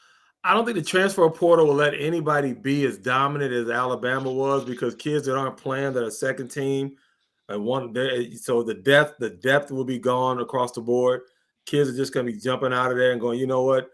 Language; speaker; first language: English; native; English